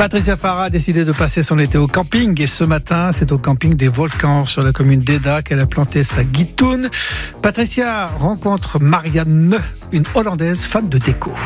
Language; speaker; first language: French; native; French